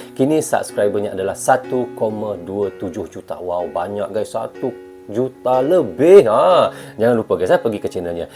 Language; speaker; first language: Malay; native; Malay